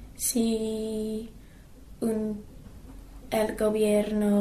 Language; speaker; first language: Spanish; non-native, learner; English